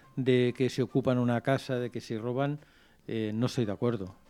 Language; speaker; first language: Spanish; non-native, local second language; Catalan